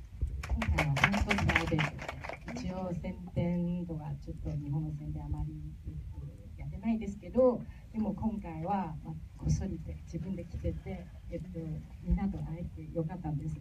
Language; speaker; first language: Japanese; non-native, learner; Chinese